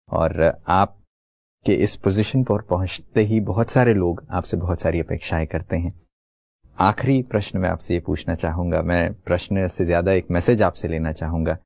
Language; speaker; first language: Hindi; native; Hindi